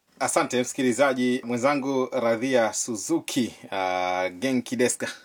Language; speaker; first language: Swahili; native; Swahili